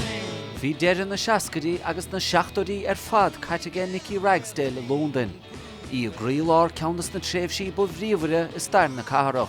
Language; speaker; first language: Irish; native; Irish